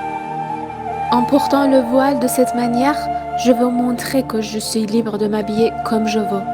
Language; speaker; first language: French; non-native, fluent; Persian